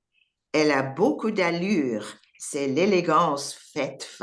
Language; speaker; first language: French; non-native, learner; English